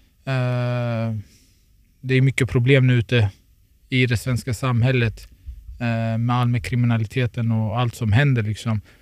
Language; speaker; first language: Swedish; early bilingual, other home language; Turoyo